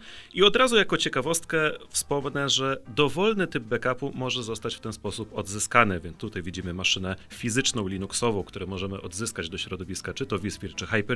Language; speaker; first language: Polish; native; Polish